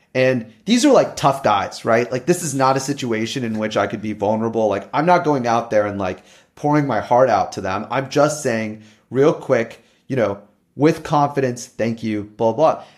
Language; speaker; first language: English; native; English